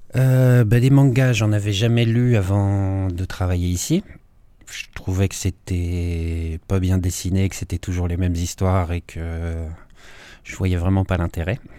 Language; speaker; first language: French; native; French